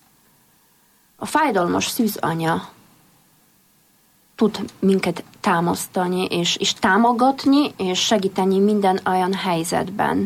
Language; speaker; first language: Hungarian; non-native, fluent; Polish